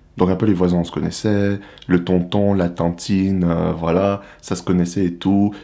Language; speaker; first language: French; native; French